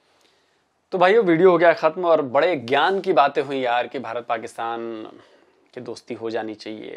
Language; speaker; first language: Hindi; native; Hindi